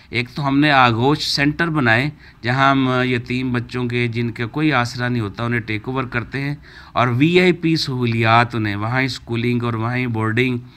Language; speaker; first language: Urdu; non-native, local second language; Punjabi